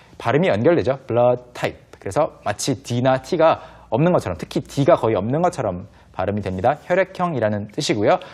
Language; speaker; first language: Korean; native; Korean